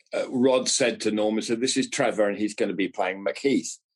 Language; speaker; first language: English; native; English